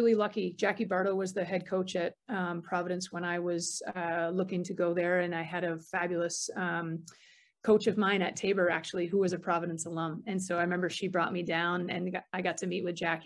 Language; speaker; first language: English; native; English